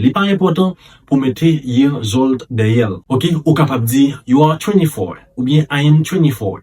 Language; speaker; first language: French; non-native, local second language; Haitian Creole